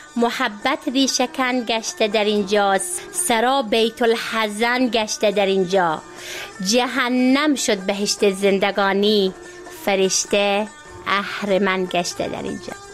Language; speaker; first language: Persian; native; Persian